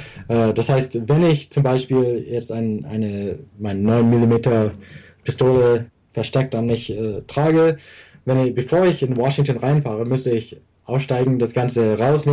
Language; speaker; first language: German; early bilingual, heritage; English